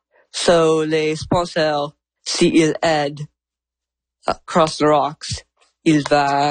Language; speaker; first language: French; non-native, local second language; English